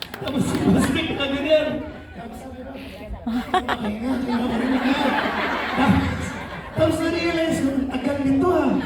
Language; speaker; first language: Filipino; non-native, local second language; English